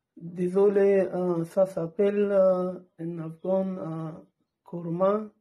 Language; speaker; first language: French; non-native, learner; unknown